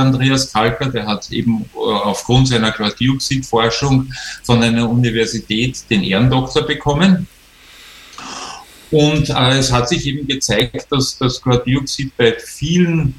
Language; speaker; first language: German; native; German